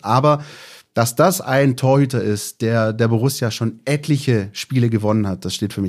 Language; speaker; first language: German; native; German